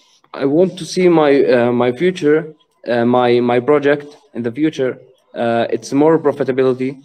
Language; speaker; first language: English; non-native, learner; Arabic